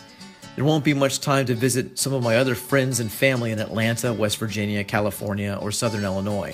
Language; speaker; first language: English; native; English